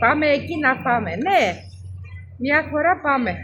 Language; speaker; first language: Greek; non-native, learner; Armenian